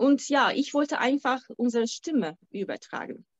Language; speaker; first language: German; non-native, fluent; Turkish